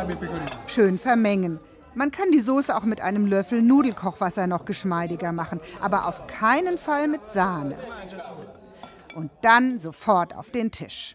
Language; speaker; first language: German; native; German